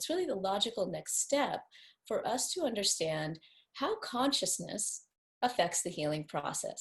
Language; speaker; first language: English; native; English